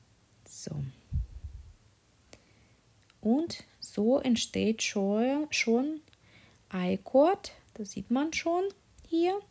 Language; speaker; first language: German; non-native, fluent; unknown